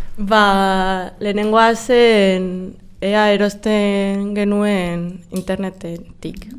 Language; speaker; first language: Basque; non-native, local second language; Spanish